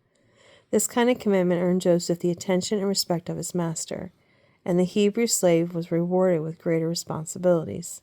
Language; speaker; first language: English; native; English